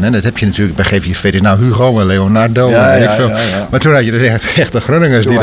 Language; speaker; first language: Dutch; native; Dutch